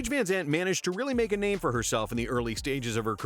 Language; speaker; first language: English; native; English